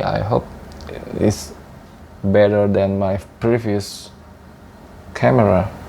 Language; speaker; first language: English; non-native, learner; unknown